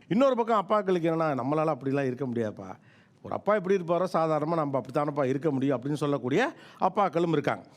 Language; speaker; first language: Tamil; native; Tamil